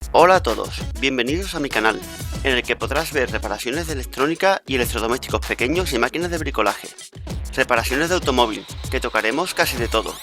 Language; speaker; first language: Spanish; native; Spanish